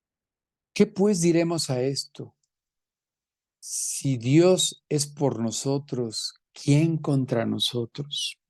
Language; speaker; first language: Spanish; native; Spanish